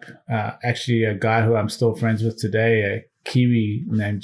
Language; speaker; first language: English; native; English